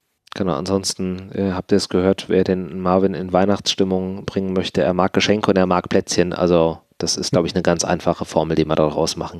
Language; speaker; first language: German; native; German